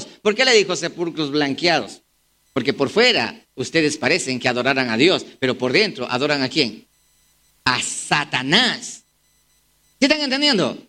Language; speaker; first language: Spanish; native; Spanish